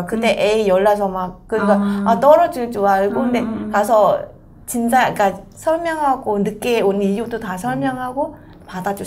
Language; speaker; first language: Korean; non-native, fluent; Vietnamese